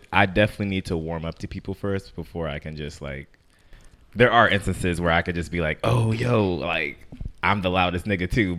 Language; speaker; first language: English; native; English